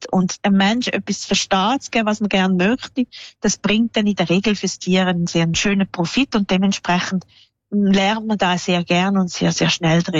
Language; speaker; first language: German; native; German